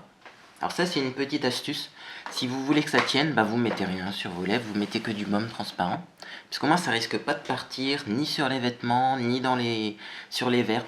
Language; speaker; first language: French; native; French